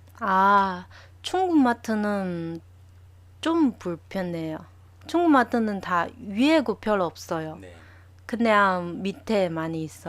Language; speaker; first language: Korean; non-native, learner; Chinese